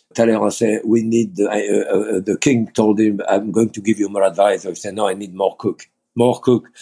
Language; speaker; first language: English; non-native, fluent; French